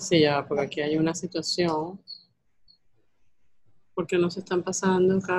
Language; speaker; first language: Spanish; native; Spanish